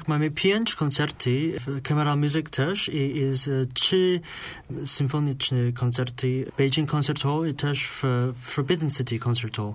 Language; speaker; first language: Polish; non-native, learner; Chinese